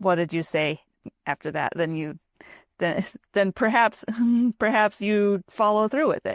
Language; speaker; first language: English; native; English